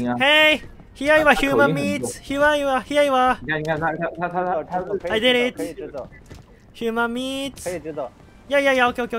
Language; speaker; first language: English; non-native, learner; Japanese